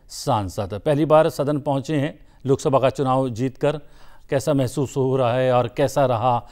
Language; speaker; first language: Hindi; native; Hindi